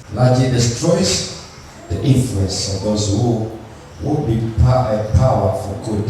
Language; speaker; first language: English; non-native, local second language; Swahili